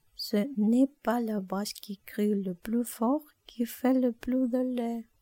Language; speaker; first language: French; non-native, learner; Spanish